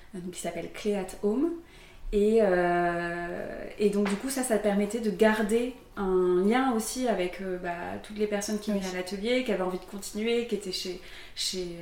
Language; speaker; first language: French; native; French